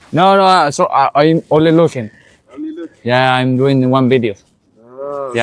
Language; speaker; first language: English; non-native, learner; Spanish